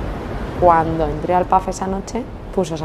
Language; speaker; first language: Spanish; native; Spanish